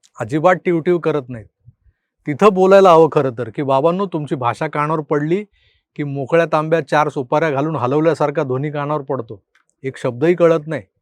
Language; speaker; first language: Marathi; native; Marathi